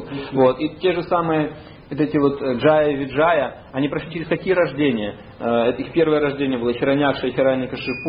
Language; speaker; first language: Russian; native; Russian